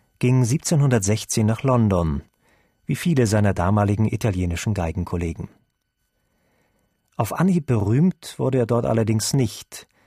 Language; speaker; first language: German; native; German